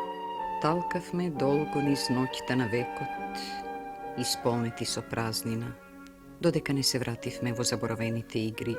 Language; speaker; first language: Macedonian; native; Macedonian